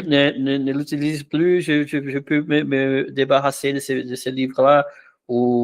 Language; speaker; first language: French; non-native, fluent; Portuguese